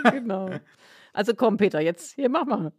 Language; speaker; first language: German; native; German